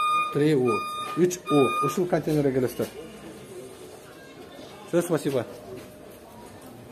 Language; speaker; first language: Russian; non-native, local second language; Kyrgyz